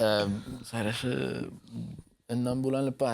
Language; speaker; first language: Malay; non-native, local second language; English